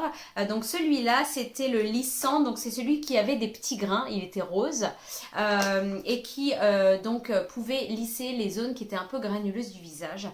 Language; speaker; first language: French; native; French